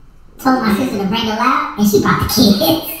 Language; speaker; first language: English; native; English